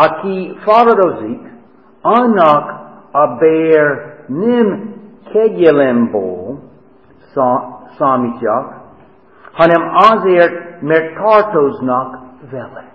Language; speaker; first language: Hungarian; non-native, fluent; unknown